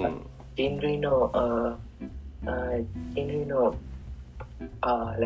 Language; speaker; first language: Japanese; non-native, learner; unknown